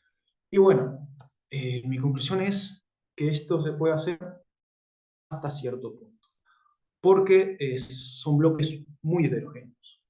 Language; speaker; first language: Spanish; native; Spanish